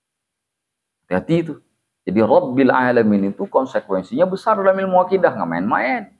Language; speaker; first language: Indonesian; native; Indonesian